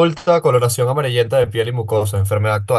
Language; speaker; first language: Spanish; native; Spanish